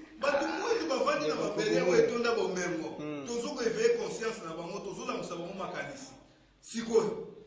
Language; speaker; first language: Lingala; non-native, local second language; Kongo